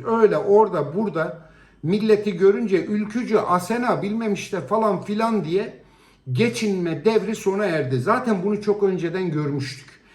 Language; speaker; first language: Turkish; native; Turkish